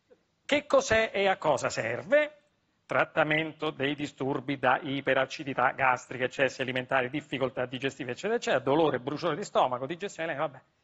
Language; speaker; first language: Italian; native; Italian